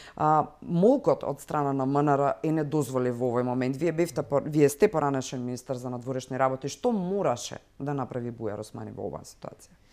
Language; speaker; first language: Macedonian; native; Macedonian